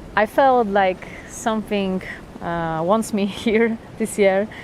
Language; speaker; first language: English; non-native, fluent; Polish